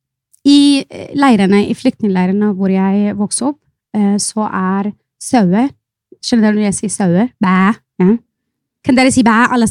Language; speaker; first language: Norwegian; non-native, fluent; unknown